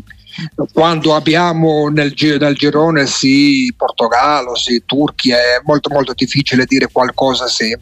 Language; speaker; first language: Italian; non-native, fluent; Georgian